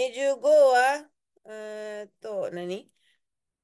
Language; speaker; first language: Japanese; non-native, fluent; Indonesian